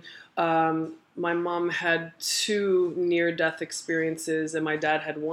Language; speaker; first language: English; early bilingual, other home language; Portuguese